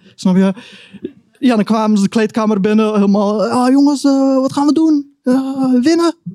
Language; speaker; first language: Dutch; early bilingual, other home language; Turkish